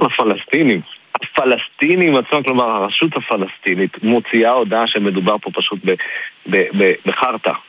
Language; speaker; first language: Hebrew; native; Hebrew